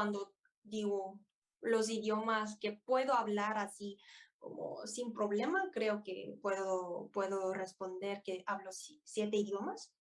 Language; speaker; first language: Spanish; non-native, fluent; Korean